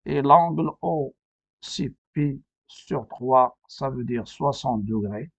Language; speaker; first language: French; non-native, local second language; Arabic